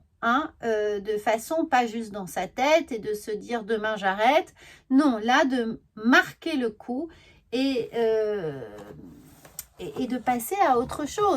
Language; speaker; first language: French; native; French